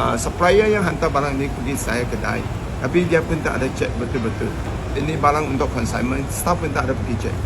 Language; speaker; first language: Malay; non-native, local second language; Chinese